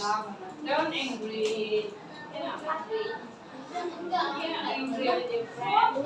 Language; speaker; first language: English; non-native, learner; Indonesian